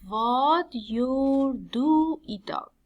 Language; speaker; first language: Swedish; non-native, fluent; Persian